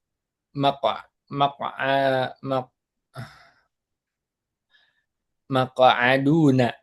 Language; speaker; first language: Arabic; non-native, learner; Indonesian